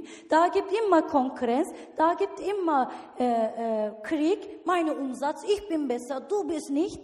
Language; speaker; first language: German; non-native, learner; Turkish